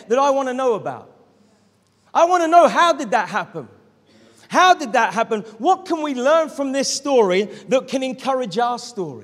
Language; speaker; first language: English; native; English